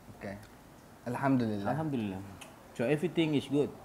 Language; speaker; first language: English; non-native, learner; Indonesian